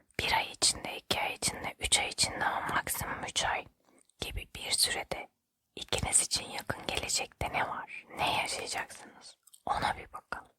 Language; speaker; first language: Turkish; native; Turkish